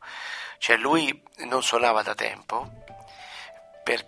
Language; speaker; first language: Italian; native; Italian